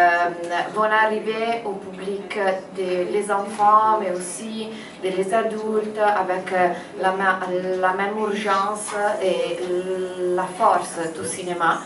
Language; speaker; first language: French; non-native, fluent; Italian